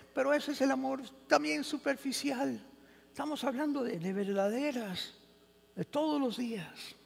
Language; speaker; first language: Spanish; early bilingual, heritage; Spanish